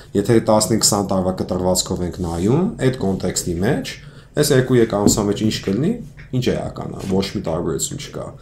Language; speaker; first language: Armenian; early bilingual, heritage; Armenian